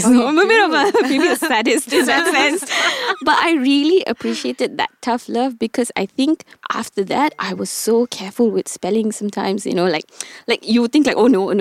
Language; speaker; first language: English; non-native, local second language; Tamil